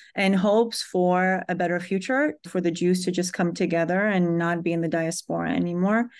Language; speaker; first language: English; early bilingual, other home language; Hebrew